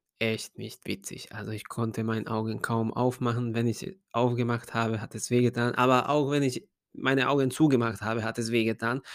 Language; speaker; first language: German; non-native, fluent; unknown